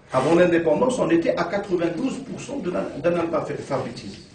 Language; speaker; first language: French; non-native, local second language; Arabic